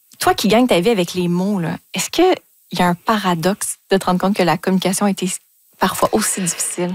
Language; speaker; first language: French; native; French